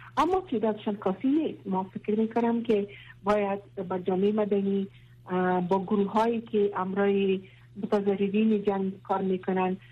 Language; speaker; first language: Persian; non-native, local second language; Pashto